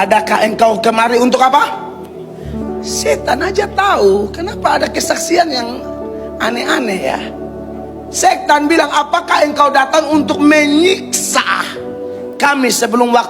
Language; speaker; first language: Indonesian; native; Indonesian